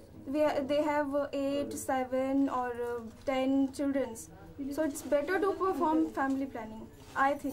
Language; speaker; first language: English; non-native, learner; Hindi